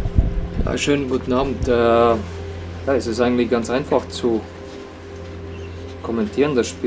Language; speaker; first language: German; non-native, fluent; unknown